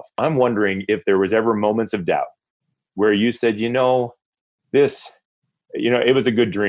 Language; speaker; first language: English; native; English